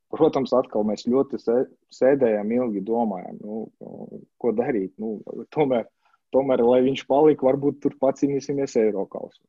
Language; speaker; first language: Latvian; non-native, local second language; Russian